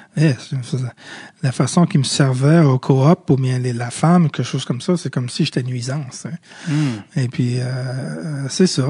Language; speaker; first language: French; early bilingual, other home language; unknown